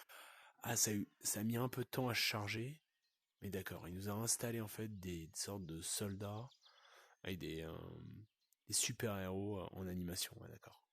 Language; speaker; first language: French; native; French